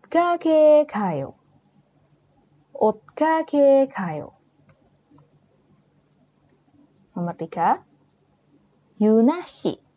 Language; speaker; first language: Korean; non-native, fluent; Indonesian